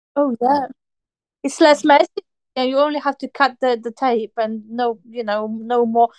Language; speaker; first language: English; non-native, fluent; Polish